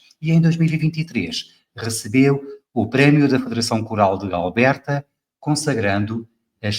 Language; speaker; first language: Portuguese; native; Portuguese